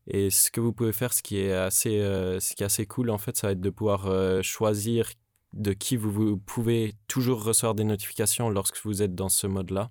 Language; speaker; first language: French; native; French